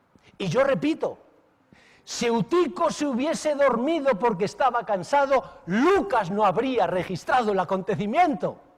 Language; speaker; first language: Spanish; native; Spanish